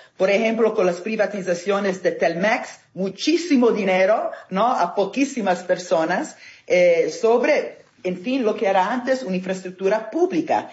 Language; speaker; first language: Spanish; non-native, fluent; Italian